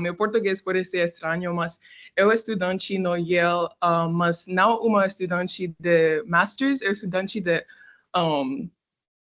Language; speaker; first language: Portuguese; non-native, learner; English